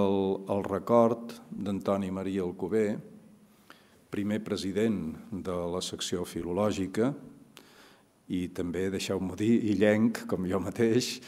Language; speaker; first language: Catalan; native; Catalan